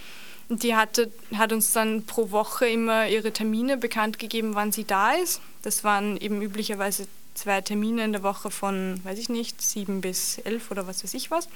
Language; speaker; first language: German; native; German